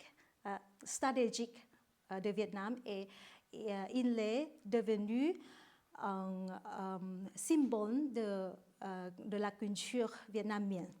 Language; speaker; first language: French; non-native, learner; Vietnamese